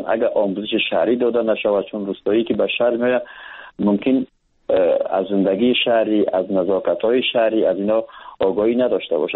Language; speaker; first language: Persian; native; Persian